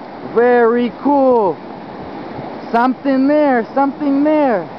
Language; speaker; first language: English; non-native, learner; Russian